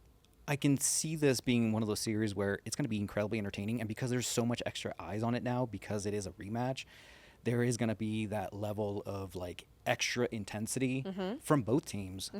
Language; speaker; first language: English; native; English